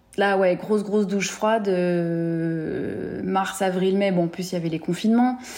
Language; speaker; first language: French; native; French